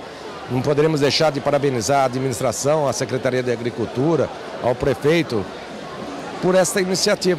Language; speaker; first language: Portuguese; native; Portuguese